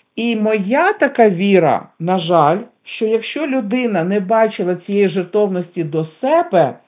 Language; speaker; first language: Ukrainian; native; Ukrainian